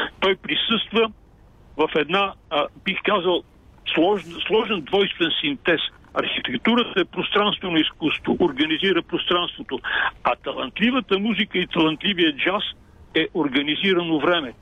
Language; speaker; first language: Bulgarian; native; Bulgarian